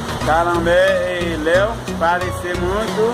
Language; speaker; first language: Portuguese; non-native, learner; Haitian Creole